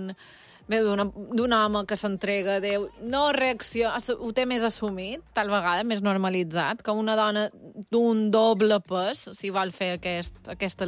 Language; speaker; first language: Catalan; native; Catalan